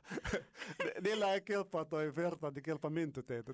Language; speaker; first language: Finnish; non-native, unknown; Arabic